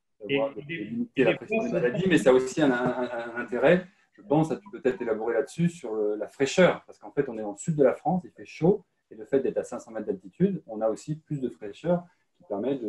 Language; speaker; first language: French; native; French